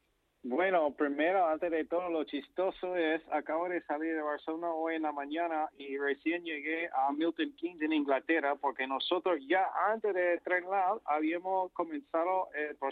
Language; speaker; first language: Spanish; non-native, fluent; English